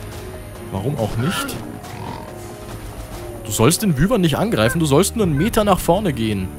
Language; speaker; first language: German; native; German